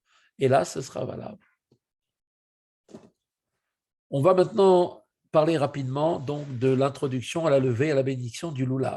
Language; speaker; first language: French; native; French